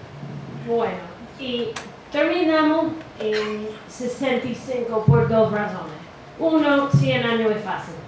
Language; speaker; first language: Spanish; non-native, fluent; English